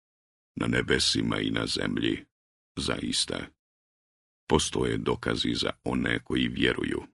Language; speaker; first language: Croatian; native; Croatian